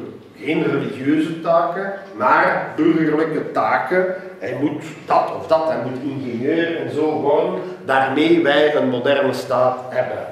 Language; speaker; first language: Dutch; non-native, local second language; French